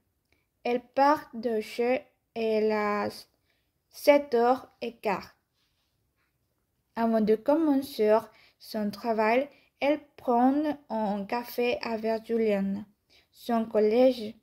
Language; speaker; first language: French; non-native, learner; Spanish